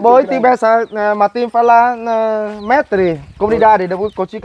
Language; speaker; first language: Portuguese; non-native, learner; Vietnamese